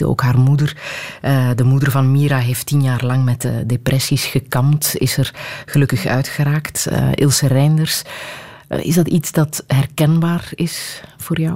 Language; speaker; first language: Dutch; native; Dutch